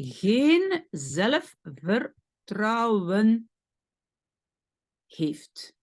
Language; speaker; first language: Dutch; non-native, fluent; French